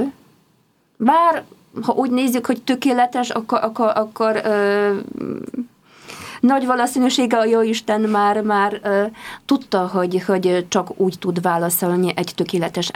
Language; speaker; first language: Hungarian; non-native, fluent; Polish